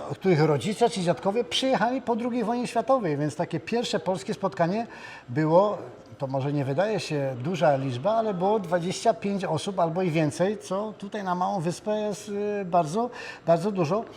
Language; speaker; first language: Polish; native; Polish